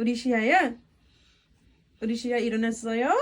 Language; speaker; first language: Korean; non-native, learner; Odia